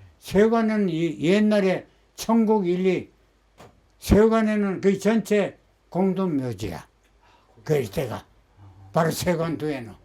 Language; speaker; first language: Korean; native; Korean